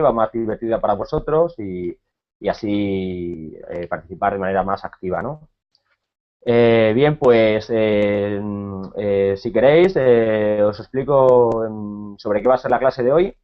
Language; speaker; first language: Spanish; native; Spanish